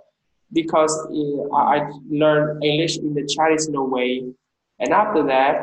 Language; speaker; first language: English; non-native, fluent; Vietnamese